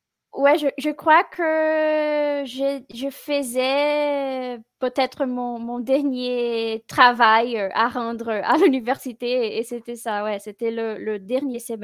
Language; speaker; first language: French; non-native, fluent; Portuguese